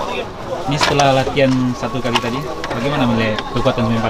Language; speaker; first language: Indonesian; native; Indonesian